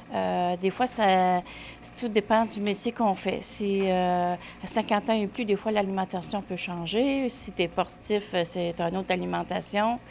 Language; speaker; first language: French; native; French